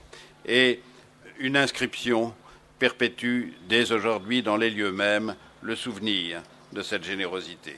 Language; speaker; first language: French; native; French